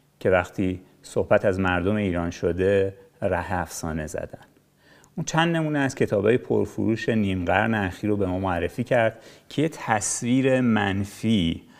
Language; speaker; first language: Persian; native; Persian